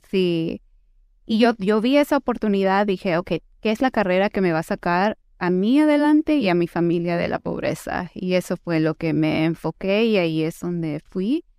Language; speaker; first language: Spanish; early bilingual, heritage; Spanish